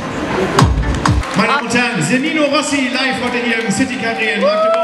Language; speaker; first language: German; native; German